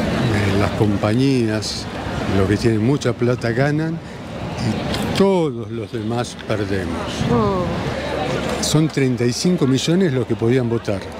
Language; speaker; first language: Spanish; native; Spanish